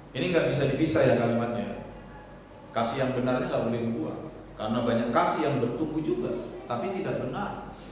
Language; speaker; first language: Indonesian; non-native, local second language; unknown